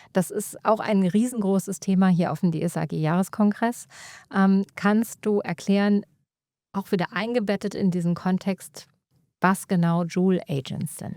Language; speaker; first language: German; native; German